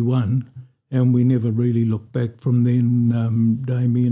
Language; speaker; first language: English; native; English